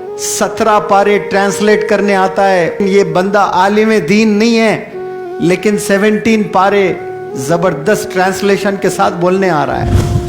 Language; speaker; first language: Urdu; native; Urdu